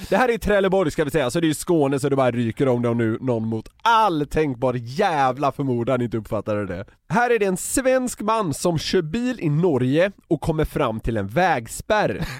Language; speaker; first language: Swedish; native; Swedish